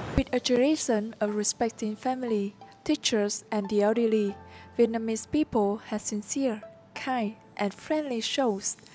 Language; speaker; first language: English; non-native, fluent; Vietnamese